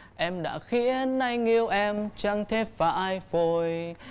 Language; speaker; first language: Vietnamese; native; Vietnamese